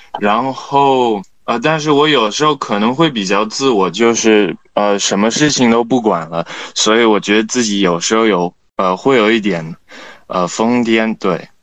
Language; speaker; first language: Chinese; native; Chinese